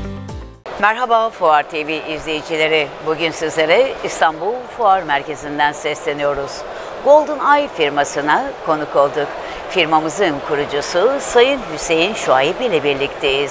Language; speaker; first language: Turkish; native; Turkish